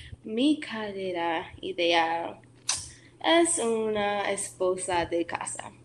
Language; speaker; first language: Spanish; non-native, learner; English